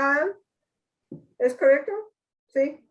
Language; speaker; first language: Spanish; non-native, learner; English